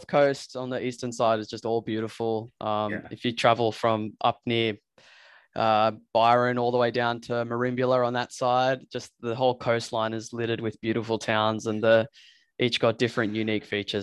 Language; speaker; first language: English; native; English